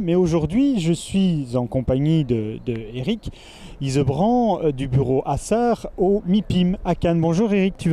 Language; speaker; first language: French; native; French